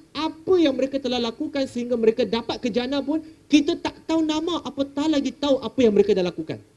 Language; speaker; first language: Malay; non-native, local second language; Chinese